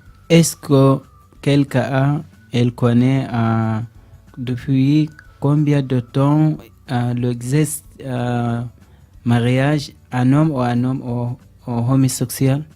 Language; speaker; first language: French; non-native, learner; Arabic